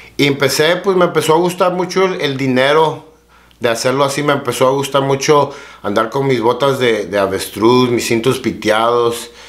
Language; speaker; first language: Spanish; early bilingual, heritage; Spanish